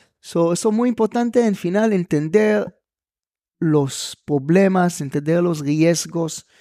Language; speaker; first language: Spanish; non-native, fluent; Hebrew